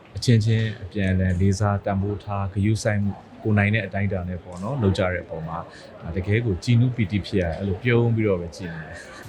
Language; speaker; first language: Burmese; native; Burmese